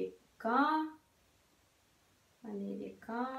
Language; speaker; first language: Italian; non-native, learner; Russian